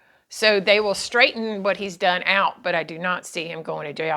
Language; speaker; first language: English; native; English